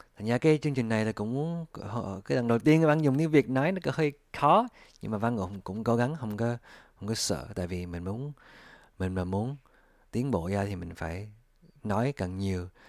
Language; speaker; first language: Vietnamese; early bilingual, heritage; English